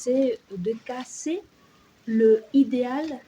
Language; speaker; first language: French; non-native, learner; Spanish